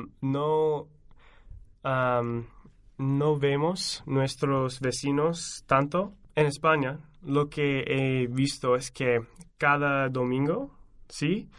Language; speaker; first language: Spanish; non-native, fluent; English